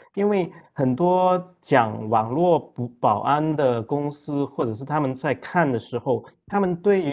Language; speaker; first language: Chinese; non-native, local second language; Cantonese